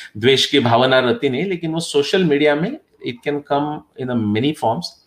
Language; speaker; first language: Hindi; non-native, local second language; Marathi